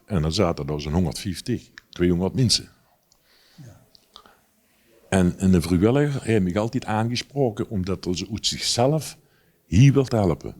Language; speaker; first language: Dutch; native; Dutch